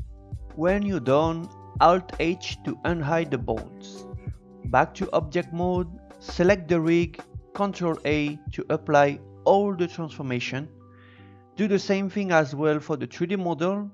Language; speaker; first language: English; non-native, fluent; French